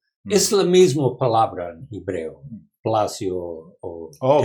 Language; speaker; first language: Spanish; non-native, learner; English